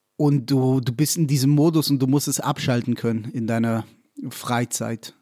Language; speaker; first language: German; non-native, fluent; Hebrew